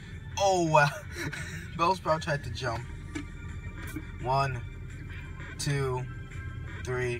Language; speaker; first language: English; native; English